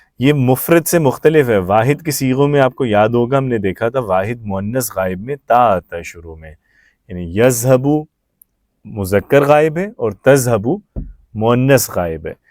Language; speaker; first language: Urdu; native; Urdu